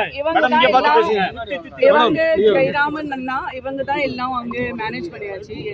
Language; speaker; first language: Tamil; non-native, learner; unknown